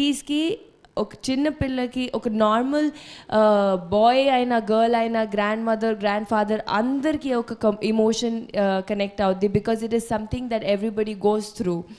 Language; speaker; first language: Telugu; non-native, fluent; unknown